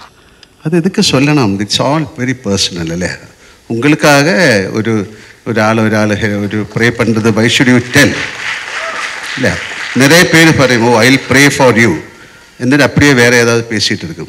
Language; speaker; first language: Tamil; non-native, learner; Malayalam